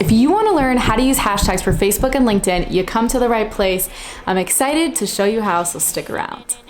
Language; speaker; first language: English; native; English